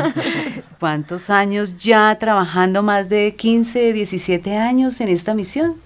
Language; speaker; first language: Spanish; native; Spanish